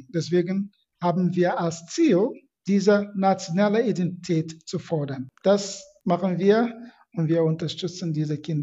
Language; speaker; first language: German; non-native, fluent; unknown